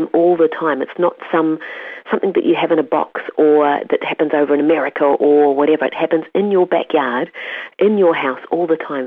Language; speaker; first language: English; native; English